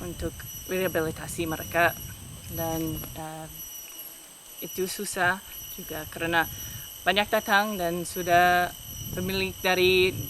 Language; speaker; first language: Indonesian; non-native, fluent; English